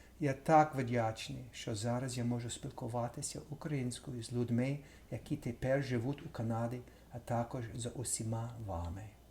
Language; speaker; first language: Ukrainian; non-native, fluent; English